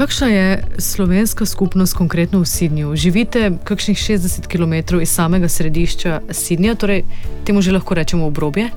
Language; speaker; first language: Slovenian; native; Slovenian